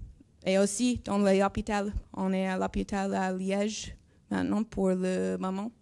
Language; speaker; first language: French; non-native, learner; English